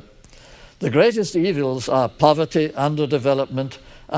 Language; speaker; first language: English; native; English